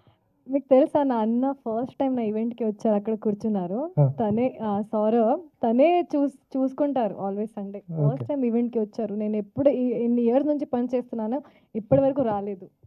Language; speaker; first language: Telugu; non-native, fluent; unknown